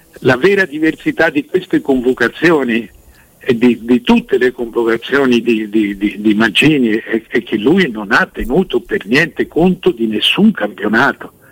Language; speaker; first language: Italian; native; Italian